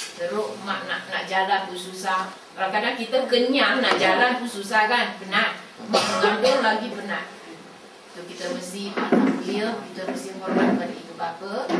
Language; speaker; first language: Malay; non-native, local second language; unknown